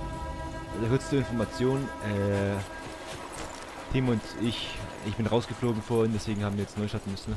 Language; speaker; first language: German; native; German